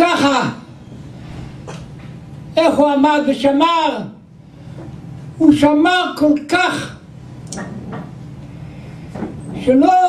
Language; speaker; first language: Hebrew; non-native, local second language; Yiddish